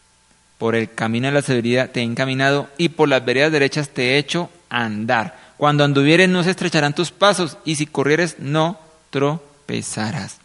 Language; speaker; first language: Spanish; native; Spanish